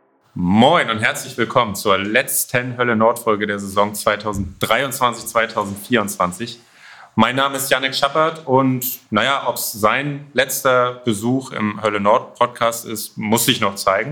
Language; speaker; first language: German; native; German